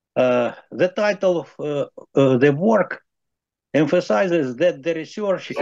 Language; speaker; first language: English; non-native, learner; Ukrainian